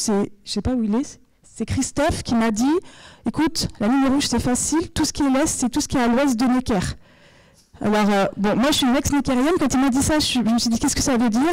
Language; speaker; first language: French; native; French